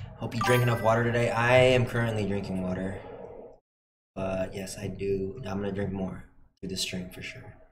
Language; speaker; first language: English; native; English